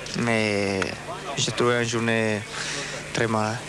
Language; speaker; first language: French; non-native, learner; Italian